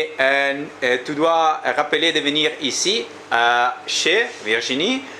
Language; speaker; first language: French; non-native, learner; Italian